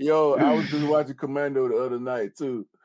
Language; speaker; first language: English; native; English